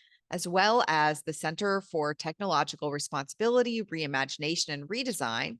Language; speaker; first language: English; native; English